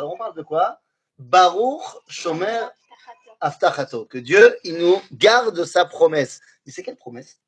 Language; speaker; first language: French; native; French